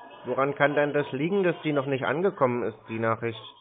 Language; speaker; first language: German; native; German